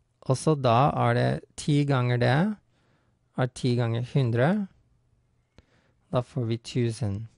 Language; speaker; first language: Norwegian; non-native, fluent; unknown